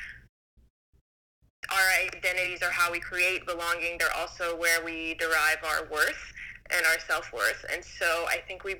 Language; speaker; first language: English; native; English